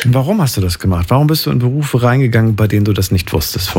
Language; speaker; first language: German; native; German